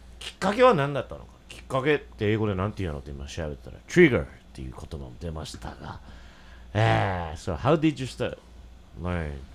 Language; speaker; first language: Japanese; native; Japanese